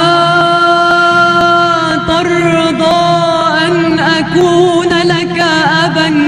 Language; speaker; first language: Arabic; non-native, fluent; Indonesian